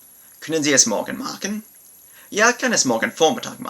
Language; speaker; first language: German; non-native, learner; English